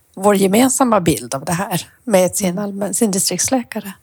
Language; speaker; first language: Swedish; native; Swedish